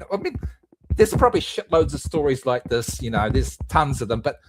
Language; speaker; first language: English; native; English